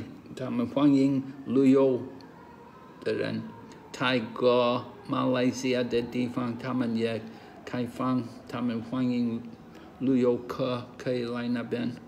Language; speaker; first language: Chinese; non-native, learner; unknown